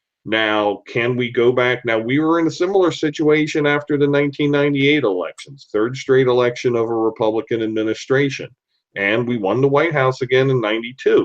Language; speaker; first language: English; native; English